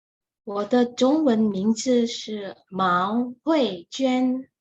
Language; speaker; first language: Chinese; non-native, learner; Indonesian